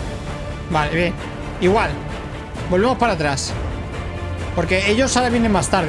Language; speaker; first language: Spanish; native; Spanish